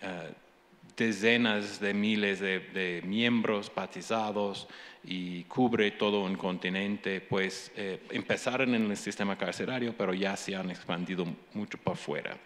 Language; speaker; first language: Spanish; non-native, fluent; English